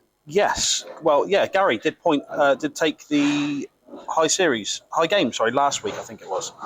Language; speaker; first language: English; native; English